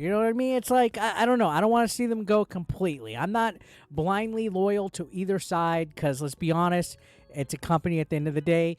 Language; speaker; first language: English; native; English